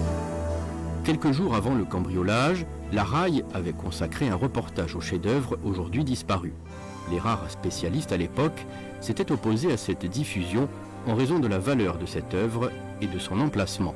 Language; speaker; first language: French; native; French